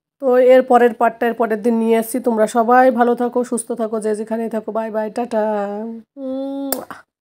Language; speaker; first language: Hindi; non-native, local second language; Bangla